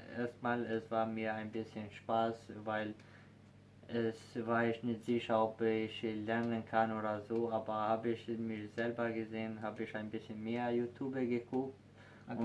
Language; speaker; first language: German; non-native, learner; Albanian